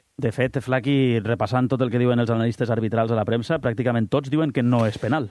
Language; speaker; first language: Catalan; native; Catalan